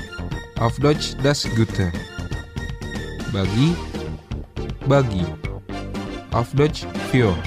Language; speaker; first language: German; non-native, fluent; Indonesian